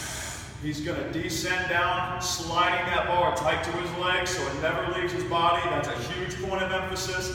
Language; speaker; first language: English; native; English